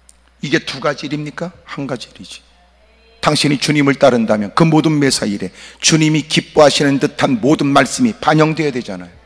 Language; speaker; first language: Korean; native; Korean